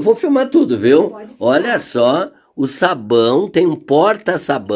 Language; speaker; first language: Portuguese; native; Portuguese